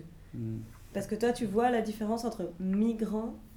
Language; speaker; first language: French; native; French